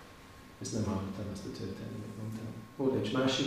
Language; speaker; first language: Hungarian; non-native, learner; English